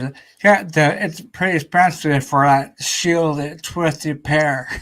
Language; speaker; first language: English; native; English